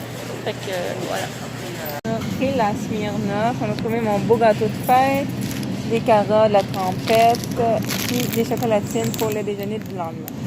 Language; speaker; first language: French; native; French